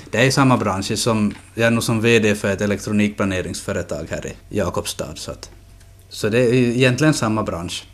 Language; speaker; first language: Swedish; native; Swedish